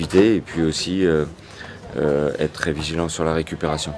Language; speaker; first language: French; native; French